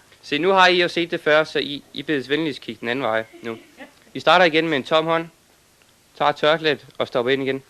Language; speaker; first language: Danish; native; Danish